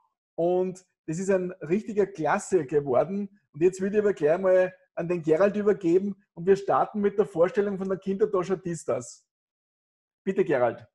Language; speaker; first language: German; native; German